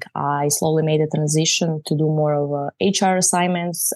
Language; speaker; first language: English; non-native, fluent; Croatian